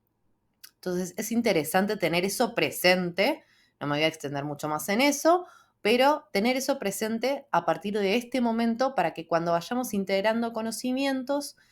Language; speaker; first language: Spanish; native; Spanish